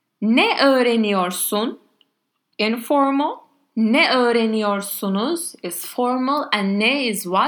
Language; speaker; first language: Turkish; non-native, learner; Spanish